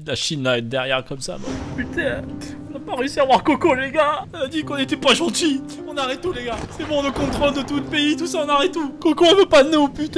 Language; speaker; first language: French; native; French